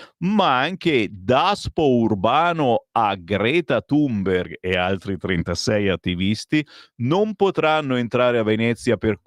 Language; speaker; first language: Italian; native; Italian